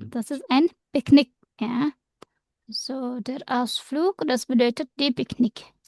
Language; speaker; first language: German; non-native, fluent; Indonesian